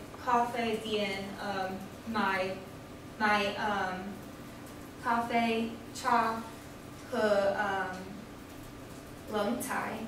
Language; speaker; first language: Chinese; non-native, learner; English